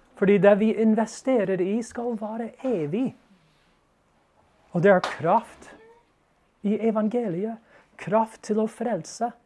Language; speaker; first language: Norwegian; non-native, fluent; English